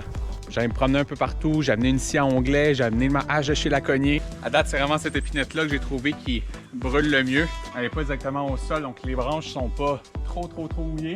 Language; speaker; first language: French; native; French